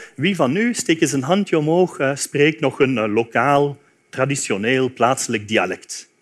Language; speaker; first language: Dutch; native; Dutch